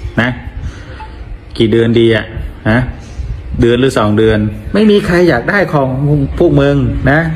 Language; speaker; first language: Thai; native; Thai